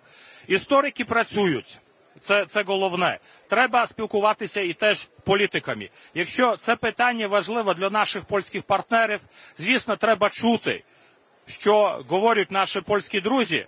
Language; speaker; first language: Ukrainian; non-native, fluent; Latvian